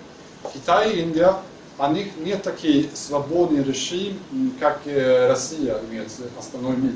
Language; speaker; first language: Russian; non-native, learner; Swedish